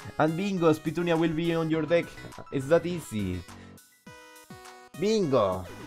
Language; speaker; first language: English; non-native, learner; Spanish